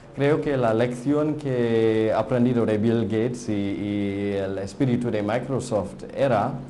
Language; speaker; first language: Spanish; non-native, learner; English